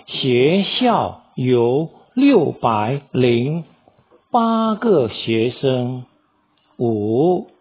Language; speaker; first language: Chinese; non-native, fluent; Indonesian